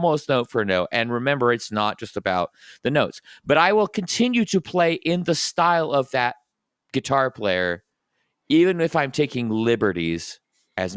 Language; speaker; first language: English; native; English